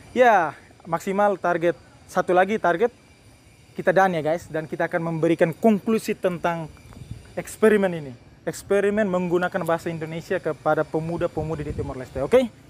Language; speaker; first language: Indonesian; non-native, fluent; Tetum